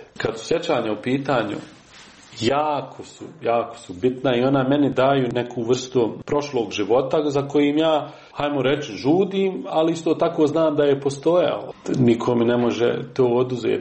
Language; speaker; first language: Serbian; native; Serbian